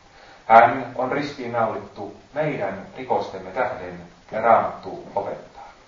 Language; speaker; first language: Finnish; native; Finnish